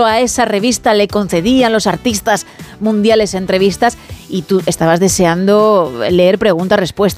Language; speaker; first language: Spanish; native; Spanish